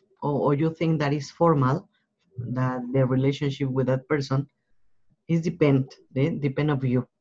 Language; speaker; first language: English; non-native, learner; Spanish